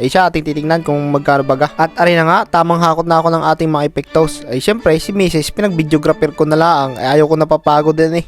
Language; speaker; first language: Filipino; native; Filipino